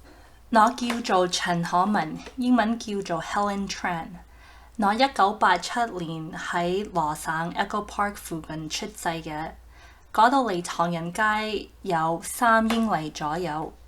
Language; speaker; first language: Cantonese; early bilingual, heritage; Cantonese